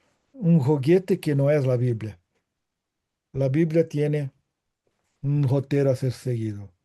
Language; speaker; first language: Spanish; non-native, fluent; Portuguese